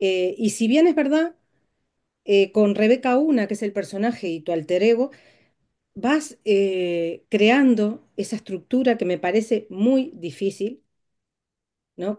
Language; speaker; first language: Spanish; native; Spanish